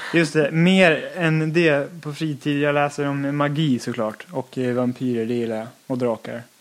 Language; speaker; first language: Swedish; native; Swedish